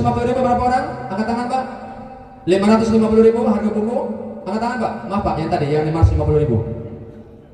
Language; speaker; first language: Indonesian; native; Indonesian